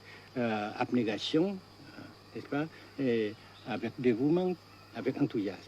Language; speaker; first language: French; non-native, fluent; Vietnamese